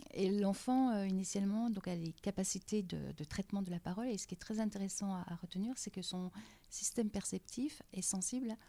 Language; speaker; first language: French; native; French